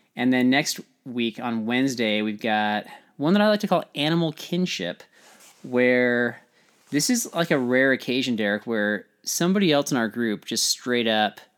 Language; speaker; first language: English; native; English